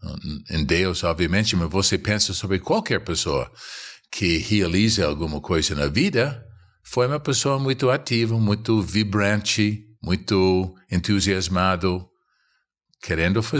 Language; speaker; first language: Portuguese; non-native, fluent; English